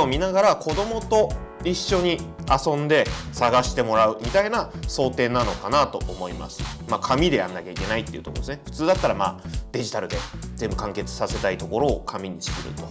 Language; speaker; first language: Japanese; native; Japanese